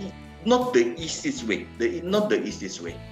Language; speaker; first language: English; non-native, learner; Indonesian